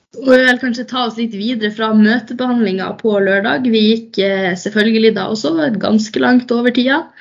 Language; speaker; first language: Norwegian; native; Norwegian